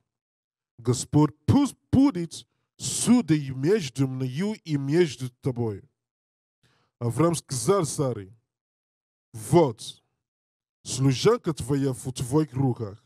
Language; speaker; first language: Russian; non-native, learner; English